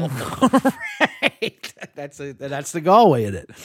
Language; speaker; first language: English; native; English